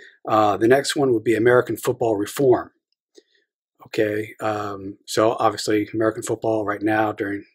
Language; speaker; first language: English; native; English